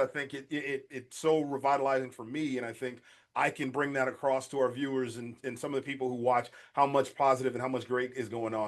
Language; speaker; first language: English; native; English